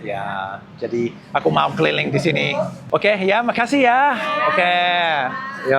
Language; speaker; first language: Indonesian; non-native, learner; English